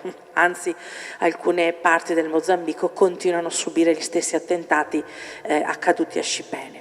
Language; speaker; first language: Italian; native; Italian